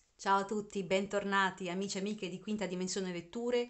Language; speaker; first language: Italian; native; Italian